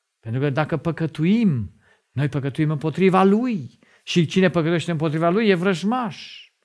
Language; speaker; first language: Romanian; non-native, fluent; German